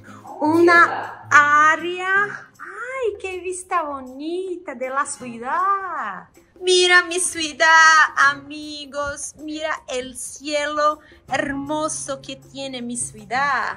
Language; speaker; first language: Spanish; non-native, learner; Portuguese